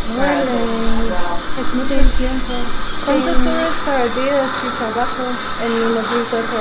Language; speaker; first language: Spanish; non-native, learner; English